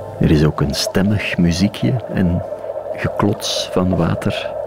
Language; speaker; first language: Dutch; native; Dutch